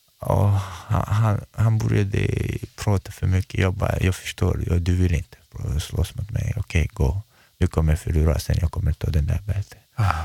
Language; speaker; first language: Swedish; non-native, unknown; Chechen